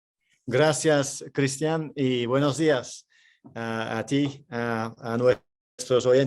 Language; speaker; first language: Spanish; non-native, fluent; English